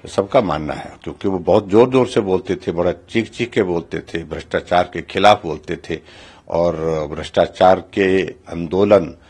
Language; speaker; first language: Hindi; native; Hindi